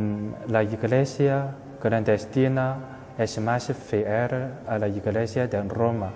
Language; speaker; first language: Spanish; non-native, fluent; Chinese